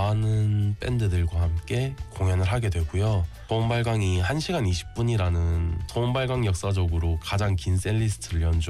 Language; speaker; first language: Korean; native; Korean